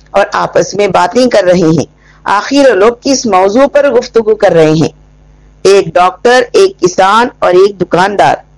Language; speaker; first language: Urdu; native; Urdu